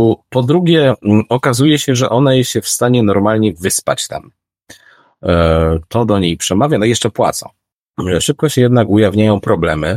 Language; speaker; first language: Polish; native; Polish